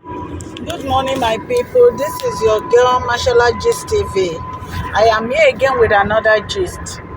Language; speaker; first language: English; non-native, local second language; Yoruba